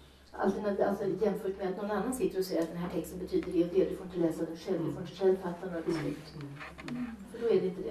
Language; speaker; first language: Swedish; native; Swedish